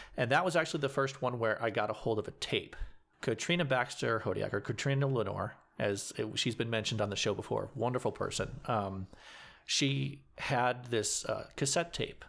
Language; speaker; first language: English; native; English